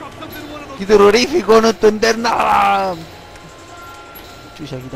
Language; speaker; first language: Spanish; native; Spanish